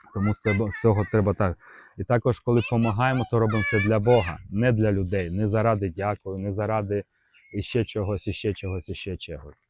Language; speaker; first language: Ukrainian; non-native, local second language; Russian